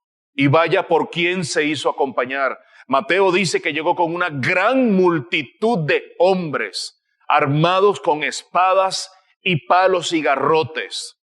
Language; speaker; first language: Spanish; native; Spanish